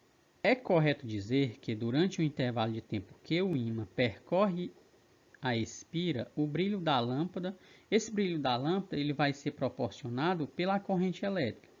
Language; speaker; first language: Portuguese; native; Portuguese